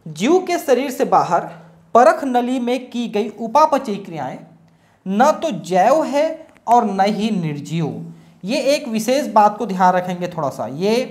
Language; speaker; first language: Hindi; native; Hindi